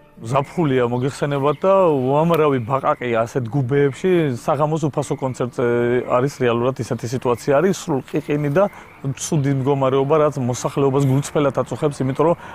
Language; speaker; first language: Georgian; native; Georgian